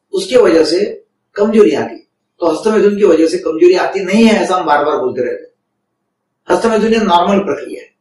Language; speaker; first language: Hindi; non-native, local second language; Marathi